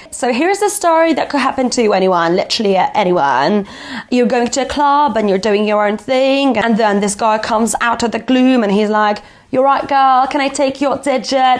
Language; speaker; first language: English; non-native, fluent; Polish